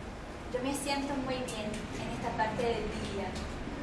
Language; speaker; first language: Spanish; non-native, fluent; Portuguese